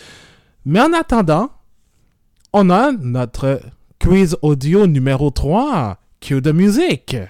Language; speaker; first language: French; native; French